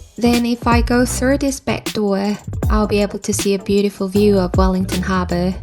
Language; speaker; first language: English; non-native, fluent; Korean